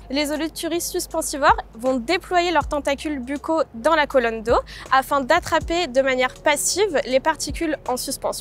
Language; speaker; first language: French; native; French